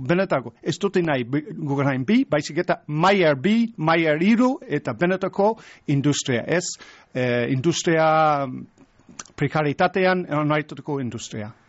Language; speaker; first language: Basque; non-native, fluent; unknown